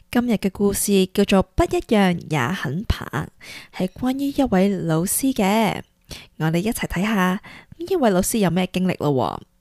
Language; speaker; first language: Cantonese; early bilingual, heritage; Cantonese